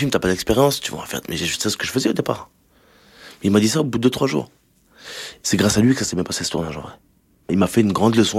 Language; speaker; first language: French; native; French